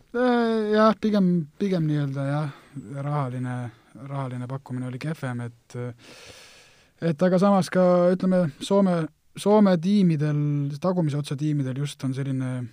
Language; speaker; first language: Estonian; native; Estonian